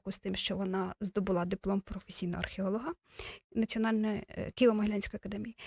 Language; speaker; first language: Ukrainian; native; Ukrainian